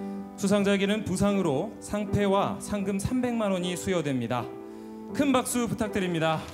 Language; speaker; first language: Korean; native; Korean